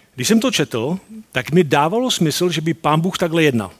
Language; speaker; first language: Czech; native; Czech